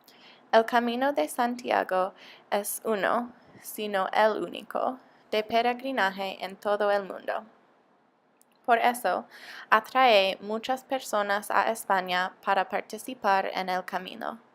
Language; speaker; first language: Spanish; non-native, learner; English